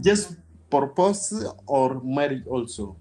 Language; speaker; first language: English; non-native, learner; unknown